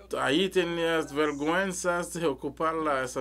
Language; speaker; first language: Spanish; non-native, learner; French